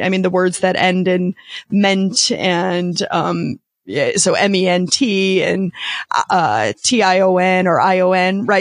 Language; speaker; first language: English; native; English